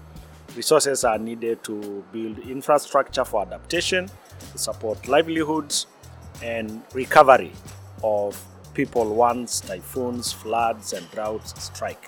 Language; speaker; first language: English; non-native, local second language; Masai